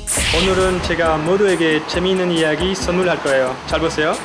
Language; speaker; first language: Korean; non-native, fluent; French